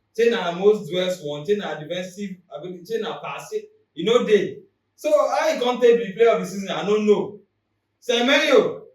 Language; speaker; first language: Nigerian Pidgin; native; Nigerian Pidgin